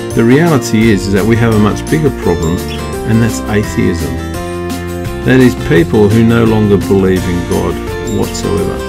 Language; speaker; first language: English; native; English